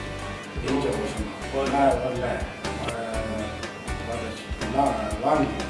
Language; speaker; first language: Chinese; non-native, learner; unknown